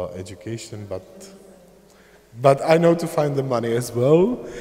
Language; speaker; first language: English; non-native, fluent; Czech